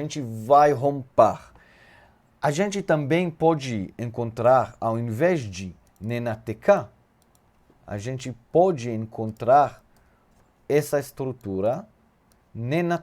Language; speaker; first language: Portuguese; non-native, fluent; Hebrew